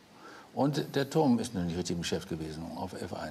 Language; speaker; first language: German; native; German